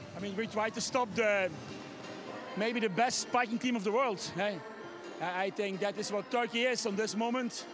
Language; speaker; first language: English; non-native, fluent; Dutch